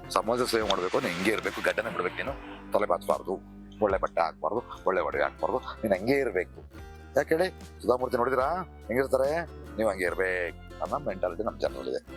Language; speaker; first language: Kannada; non-native, local second language; Telugu